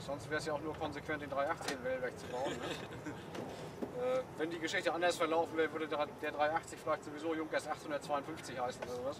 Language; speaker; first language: German; native; German